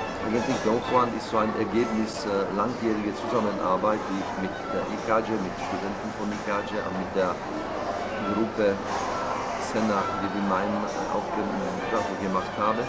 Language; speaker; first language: German; non-native, fluent; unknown